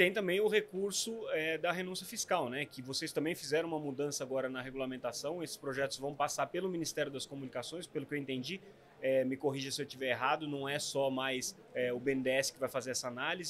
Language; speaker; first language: Portuguese; native; Portuguese